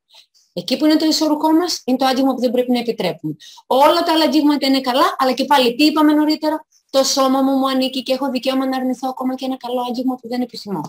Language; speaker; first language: Greek; native; Greek